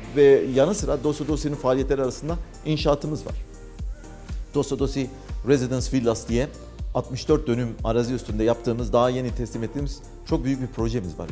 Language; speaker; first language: Turkish; native; Turkish